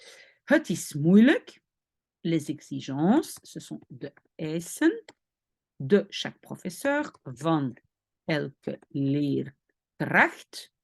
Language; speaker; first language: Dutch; non-native, fluent; French